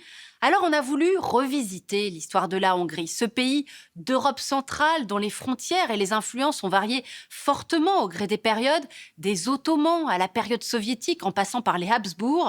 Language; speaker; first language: French; native; French